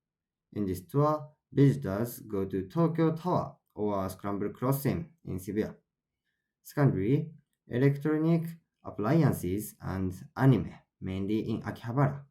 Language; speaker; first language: English; non-native, learner; Japanese